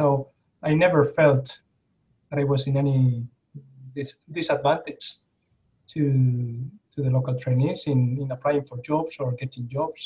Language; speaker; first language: English; non-native, fluent; Spanish